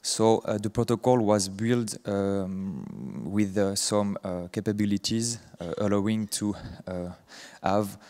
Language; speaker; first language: English; non-native, fluent; French